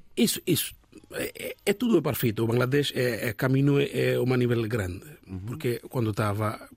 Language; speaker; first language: Portuguese; non-native, learner; Bangla